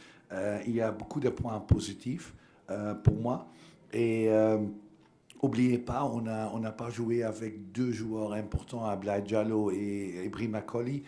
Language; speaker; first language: French; non-native, learner; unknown